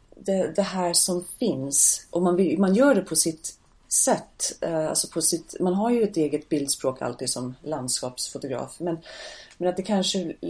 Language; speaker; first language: Swedish; non-native, fluent; English